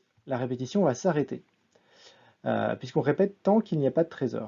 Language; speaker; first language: French; native; French